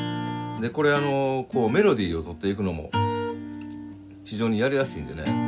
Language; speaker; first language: Japanese; native; Japanese